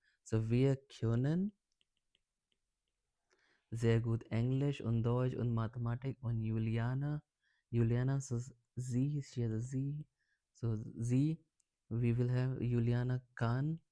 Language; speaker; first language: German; non-native, learner; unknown